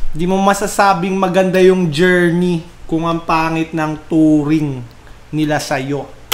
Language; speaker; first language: Filipino; native; Filipino